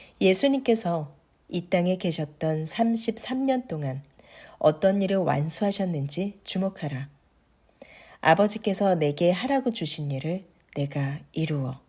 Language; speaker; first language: Korean; native; Korean